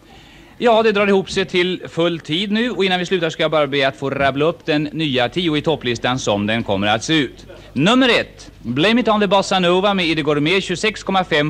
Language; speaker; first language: Swedish; native; Swedish